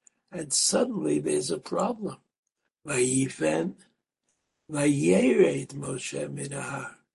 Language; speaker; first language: English; native; English